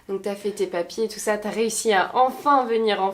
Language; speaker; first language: French; native; French